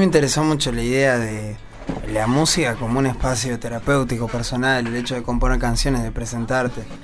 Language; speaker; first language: Spanish; native; Spanish